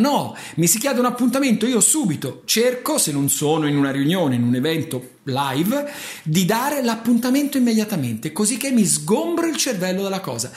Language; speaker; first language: Italian; native; Italian